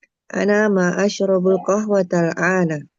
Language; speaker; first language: Arabic; non-native, learner; Indonesian